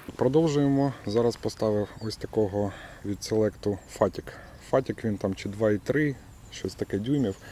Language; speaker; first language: Ukrainian; non-native, local second language; Russian